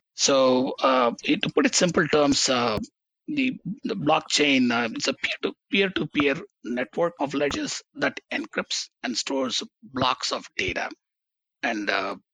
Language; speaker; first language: English; non-native, local second language; Tamil